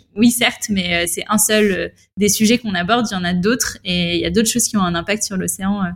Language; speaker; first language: French; native; French